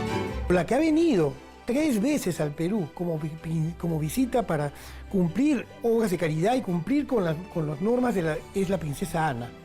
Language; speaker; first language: Spanish; native; Spanish